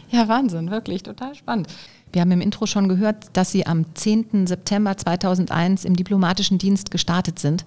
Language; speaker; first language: German; native; German